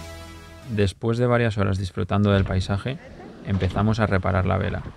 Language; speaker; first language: Spanish; native; Spanish